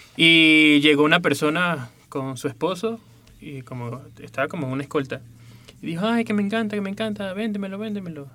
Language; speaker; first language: Spanish; native; Spanish